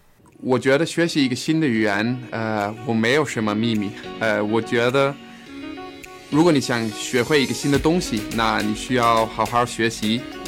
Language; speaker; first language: Chinese; non-native, fluent; Danish